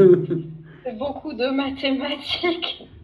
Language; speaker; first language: French; non-native, fluent; Arabic